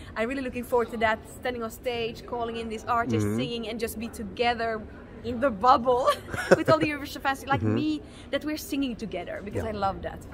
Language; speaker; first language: English; non-native, fluent; Finnish